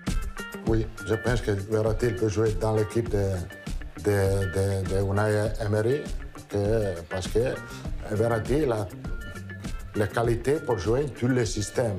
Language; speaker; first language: French; non-native, learner; Italian